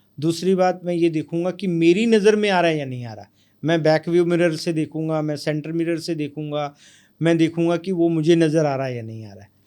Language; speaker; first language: Hindi; non-native, local second language; Punjabi